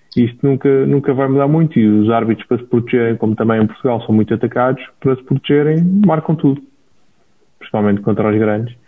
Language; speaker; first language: Portuguese; native; Portuguese